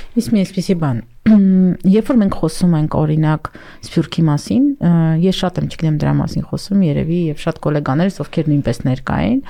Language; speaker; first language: Armenian; native; Armenian